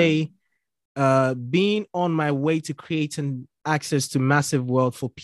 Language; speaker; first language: English; non-native, local second language; Akan